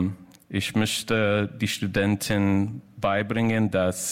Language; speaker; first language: German; non-native, learner; English